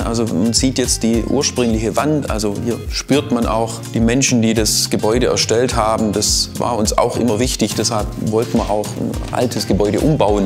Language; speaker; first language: German; native; German